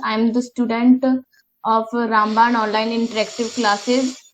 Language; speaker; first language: English; non-native, learner; Hindi